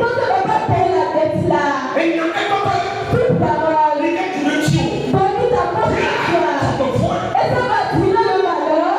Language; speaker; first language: French; native; French